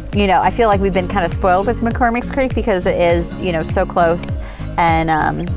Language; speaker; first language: English; native; English